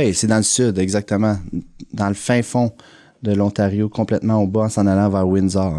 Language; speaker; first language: French; native; French